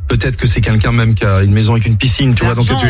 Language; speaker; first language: French; native; French